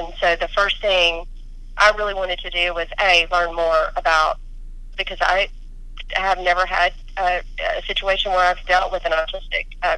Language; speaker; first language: English; native; English